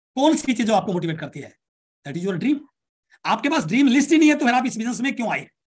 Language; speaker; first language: Hindi; native; Hindi